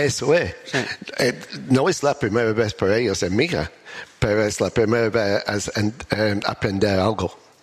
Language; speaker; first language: Spanish; non-native, learner; English